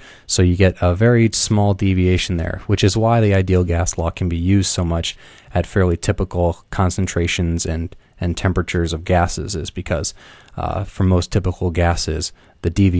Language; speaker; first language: English; native; English